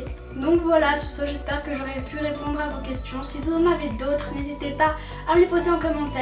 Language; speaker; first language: French; native; French